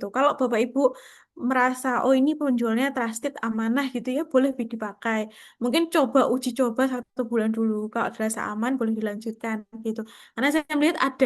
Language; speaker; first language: Indonesian; native; Indonesian